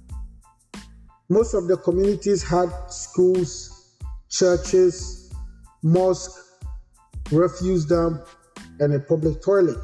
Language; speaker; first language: English; non-native, local second language; Akan